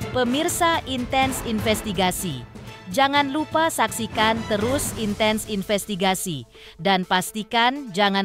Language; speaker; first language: Indonesian; native; Indonesian